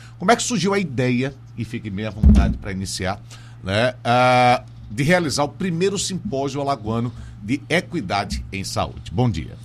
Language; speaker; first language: Portuguese; native; Portuguese